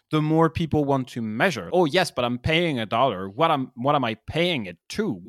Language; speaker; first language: English; non-native, fluent; French